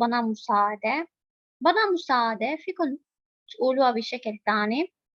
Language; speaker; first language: Turkish; non-native, fluent; Arabic